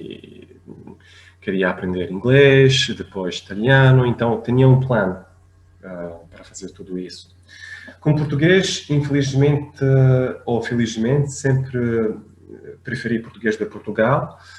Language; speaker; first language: Portuguese; non-native, fluent; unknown